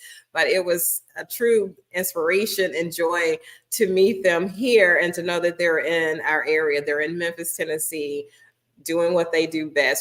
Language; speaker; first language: English; native; English